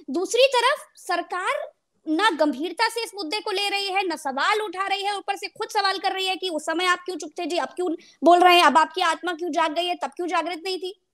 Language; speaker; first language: Hindi; native; Hindi